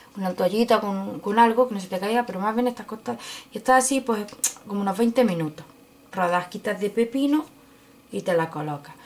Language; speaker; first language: Spanish; native; Spanish